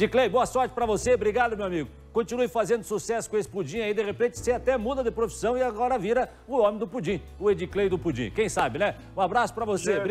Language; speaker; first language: Portuguese; native; Portuguese